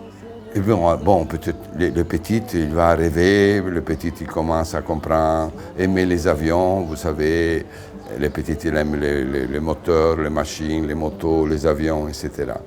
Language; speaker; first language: French; non-native, fluent; Italian